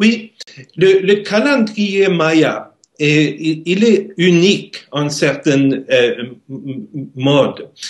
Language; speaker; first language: French; non-native, learner; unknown